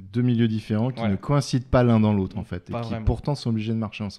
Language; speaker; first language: French; native; French